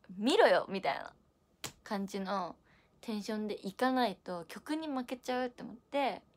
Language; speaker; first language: Japanese; native; Japanese